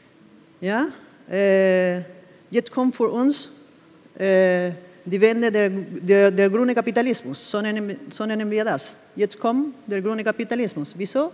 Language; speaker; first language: German; non-native, fluent; Spanish